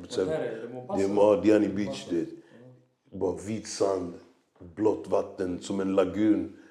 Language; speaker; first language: Swedish; native; Swedish